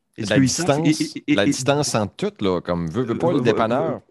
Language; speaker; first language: French; native; French